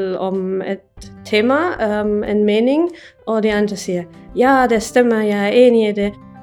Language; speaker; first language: Norwegian; non-native, fluent; English